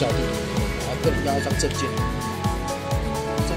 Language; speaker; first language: Chinese; native; Chinese